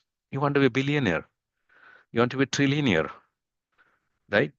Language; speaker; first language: English; non-native, fluent; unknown